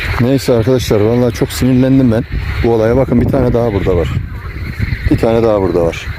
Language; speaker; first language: Turkish; native; Turkish